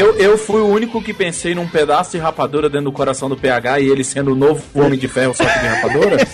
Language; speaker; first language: Portuguese; native; Portuguese